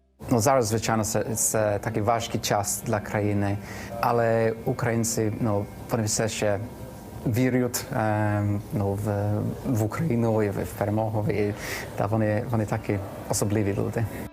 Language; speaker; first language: Ukrainian; non-native, fluent; English